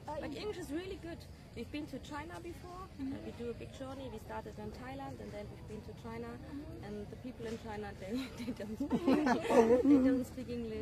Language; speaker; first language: English; non-native, fluent; German